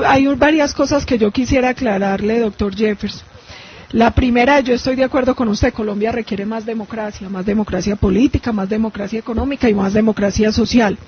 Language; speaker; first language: Spanish; native; Spanish